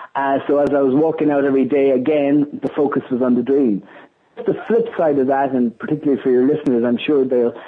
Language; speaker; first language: English; native; English